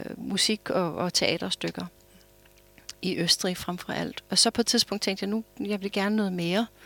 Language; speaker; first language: Danish; non-native, fluent; English